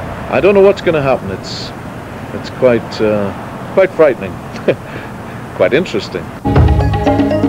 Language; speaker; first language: English; native; English